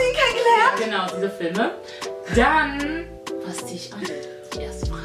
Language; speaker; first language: German; native; German